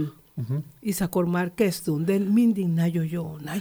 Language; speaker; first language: Hungarian; non-native, fluent; Spanish